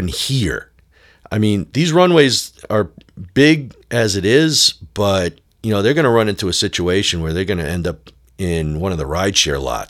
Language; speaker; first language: English; native; English